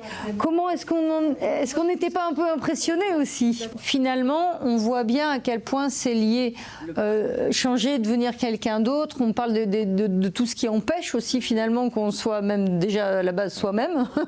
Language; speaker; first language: French; native; French